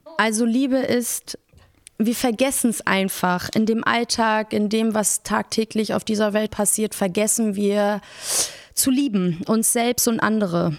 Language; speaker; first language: German; early bilingual, other home language; Persian